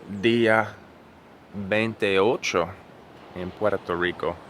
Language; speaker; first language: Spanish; non-native, learner; English